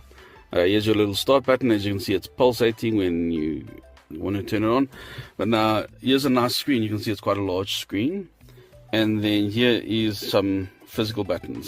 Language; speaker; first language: English; native; English